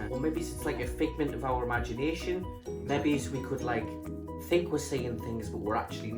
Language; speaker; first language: English; native; English